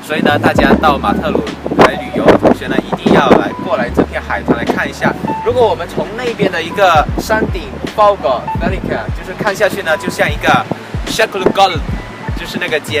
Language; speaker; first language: Chinese; native; Chinese